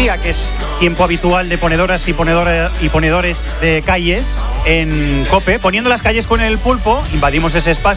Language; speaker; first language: Spanish; native; Spanish